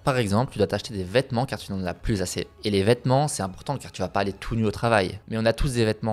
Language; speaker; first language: French; native; French